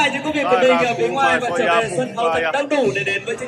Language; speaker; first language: Vietnamese; native; Vietnamese